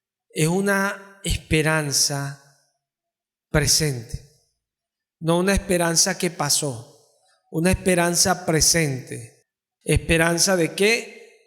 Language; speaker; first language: Spanish; native; Spanish